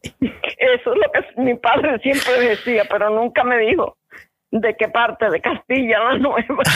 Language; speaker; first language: Spanish; native; Spanish